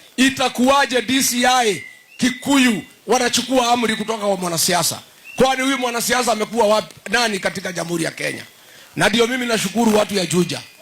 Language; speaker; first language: Swahili; non-native, local second language; Kikuyu